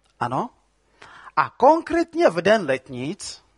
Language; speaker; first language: Czech; non-native, fluent; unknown